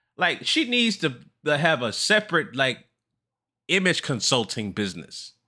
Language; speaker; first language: English; native; English